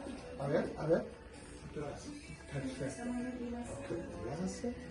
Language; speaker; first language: Spanish; non-native, learner; English